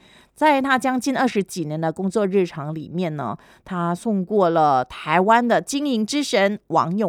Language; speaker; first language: Chinese; native; Chinese